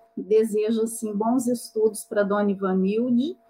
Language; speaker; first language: Portuguese; native; Portuguese